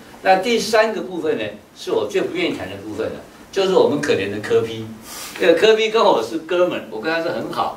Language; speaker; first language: Chinese; native; Chinese